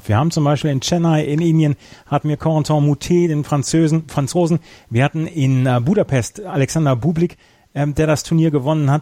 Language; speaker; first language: German; native; German